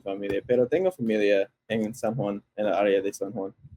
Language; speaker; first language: Spanish; early bilingual, heritage; English